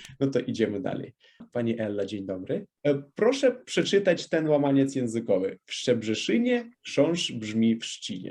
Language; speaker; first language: Polish; non-native, fluent; Russian